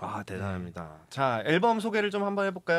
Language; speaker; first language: Korean; native; Korean